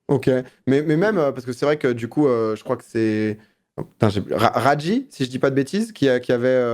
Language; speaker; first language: French; native; French